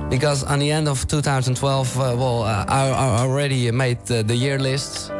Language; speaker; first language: English; non-native, fluent; Dutch